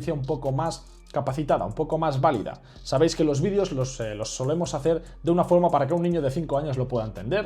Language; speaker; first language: Spanish; native; Spanish